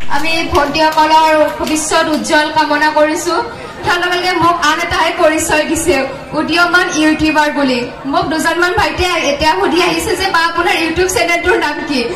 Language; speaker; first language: Assamese; native; Assamese